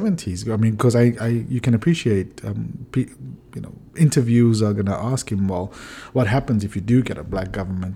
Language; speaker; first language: English; native; English